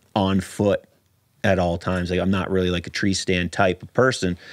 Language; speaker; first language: English; native; English